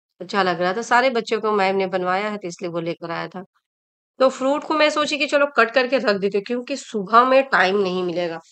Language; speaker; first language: Hindi; native; Hindi